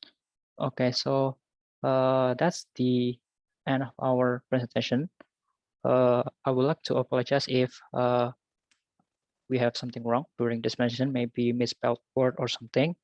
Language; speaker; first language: English; non-native, learner; Indonesian